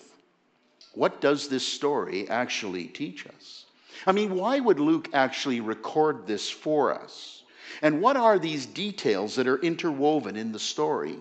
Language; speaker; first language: English; native; English